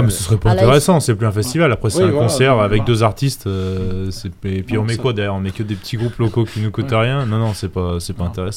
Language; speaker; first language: French; native; French